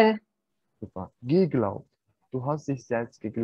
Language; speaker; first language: German; non-native, fluent; Turkish